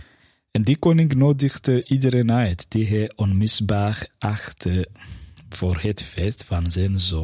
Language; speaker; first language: Dutch; non-native, fluent; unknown